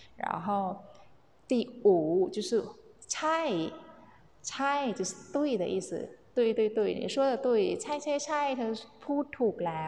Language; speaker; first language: Chinese; non-native, fluent; Thai